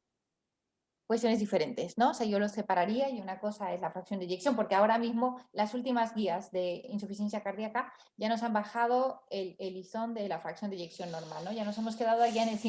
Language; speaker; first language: Spanish; native; Spanish